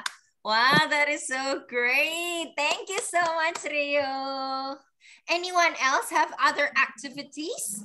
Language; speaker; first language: English; non-native, fluent; Indonesian